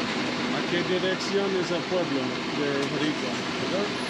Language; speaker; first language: Spanish; non-native, learner; English